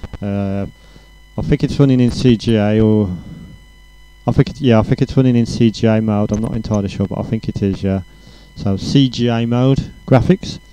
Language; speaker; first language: English; native; English